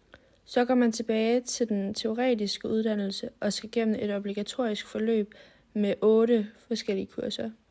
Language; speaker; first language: Danish; native; Danish